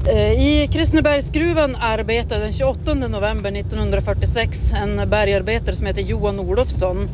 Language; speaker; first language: Swedish; native; Swedish